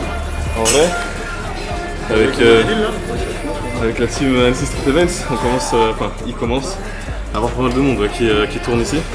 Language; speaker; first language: French; native; French